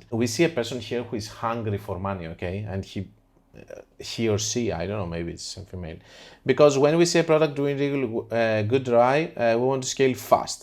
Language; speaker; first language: English; non-native, fluent; Greek